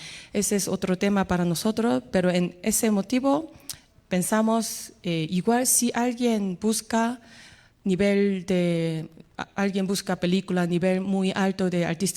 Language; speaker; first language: Spanish; non-native, learner; Korean